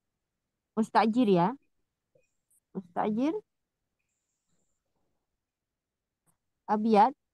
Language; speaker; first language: Arabic; non-native, fluent; Indonesian